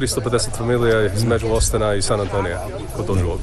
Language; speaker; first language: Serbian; early bilingual, heritage; Serbian